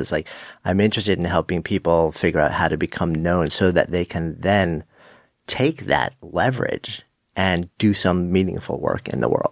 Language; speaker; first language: English; native; English